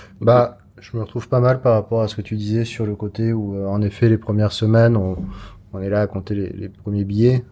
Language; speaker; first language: French; native; French